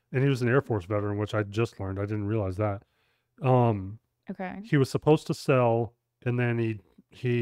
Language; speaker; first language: English; native; English